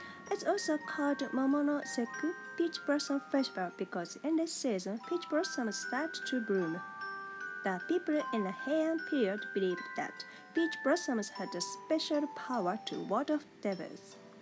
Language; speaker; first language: English; non-native, fluent; Japanese